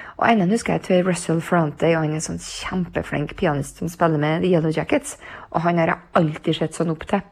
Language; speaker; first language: Norwegian; native; Norwegian